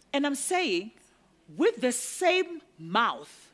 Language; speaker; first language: English; non-native, local second language; Northern Sotho